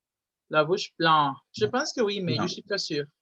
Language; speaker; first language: French; non-native, fluent; Spanish